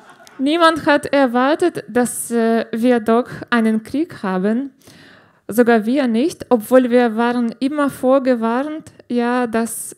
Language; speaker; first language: German; non-native, fluent; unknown